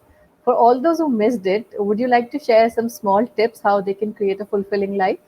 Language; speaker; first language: English; non-native, local second language; Hindi